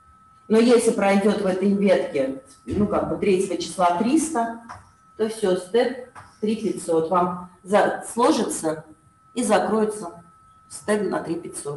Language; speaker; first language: Russian; native; Russian